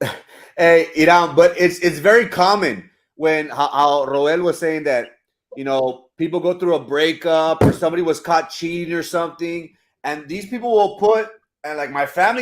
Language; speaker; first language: English; early bilingual, other home language; Spanish